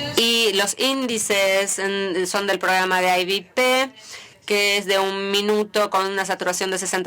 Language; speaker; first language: Spanish; native; Spanish